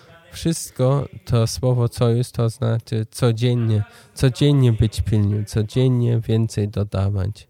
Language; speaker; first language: Polish; non-native, learner; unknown